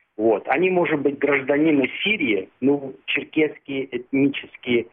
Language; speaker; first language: Russian; non-native, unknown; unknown